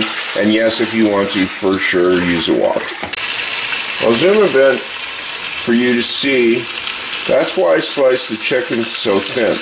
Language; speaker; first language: English; native; English